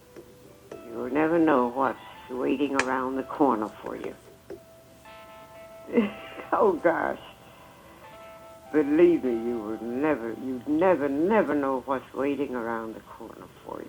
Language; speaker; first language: English; native; English